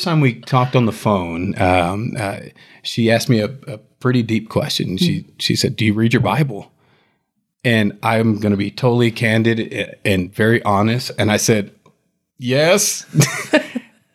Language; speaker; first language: English; native; English